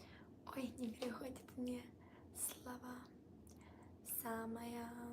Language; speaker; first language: Russian; early bilingual, heritage; Italian